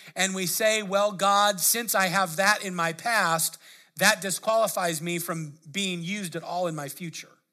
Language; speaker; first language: English; native; English